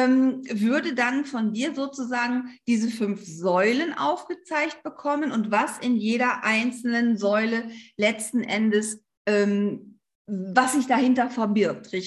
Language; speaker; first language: German; native; German